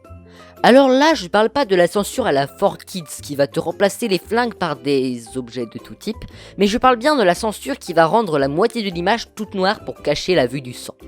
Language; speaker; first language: French; native; French